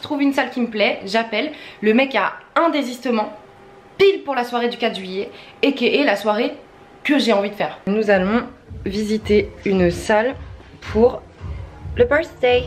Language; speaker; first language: French; native; French